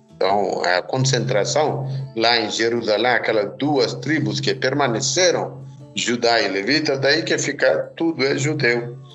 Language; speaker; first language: Portuguese; non-native, fluent; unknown